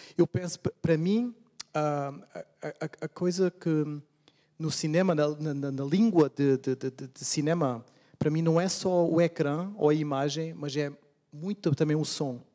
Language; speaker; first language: Portuguese; early bilingual, heritage; Portuguese